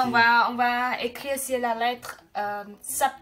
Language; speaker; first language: French; non-native, learner; Khmer